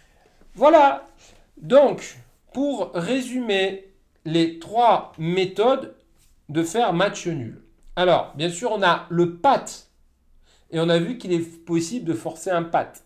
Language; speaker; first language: French; native; French